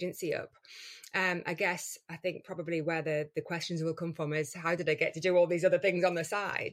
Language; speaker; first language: English; native; English